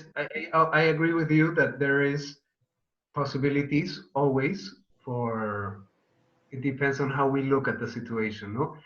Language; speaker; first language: English; non-native, fluent; Spanish